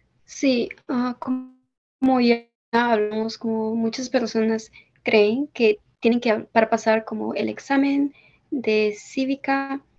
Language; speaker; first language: Spanish; early bilingual, heritage; Spanish